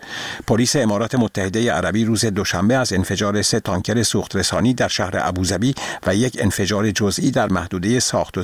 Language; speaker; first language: Persian; native; Persian